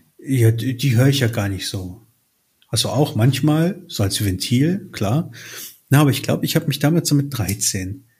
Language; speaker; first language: German; early bilingual, other home language; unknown